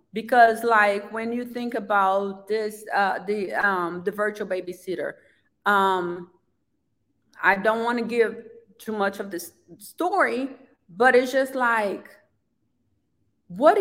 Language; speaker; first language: English; non-native, fluent; Portuguese